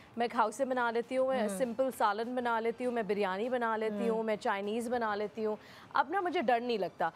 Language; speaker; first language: Hindi; native; Hindi